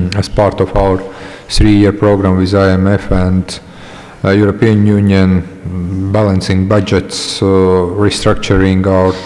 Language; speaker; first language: English; non-native, fluent; Latvian